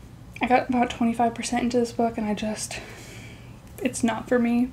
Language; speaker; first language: English; native; English